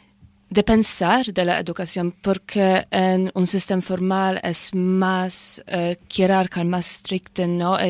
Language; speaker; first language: Spanish; non-native, learner; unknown